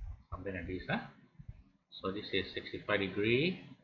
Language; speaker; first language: English; non-native, local second language; Malay